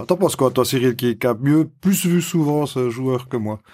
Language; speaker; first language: French; native; French